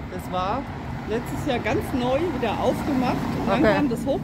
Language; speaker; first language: German; native; German